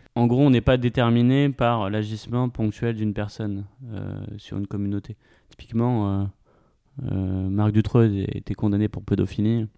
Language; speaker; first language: French; native; French